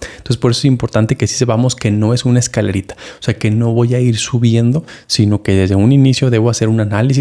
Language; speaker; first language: Spanish; native; Spanish